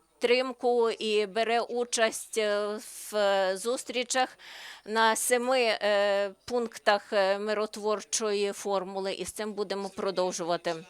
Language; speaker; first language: Ukrainian; non-native, learner; Slovenian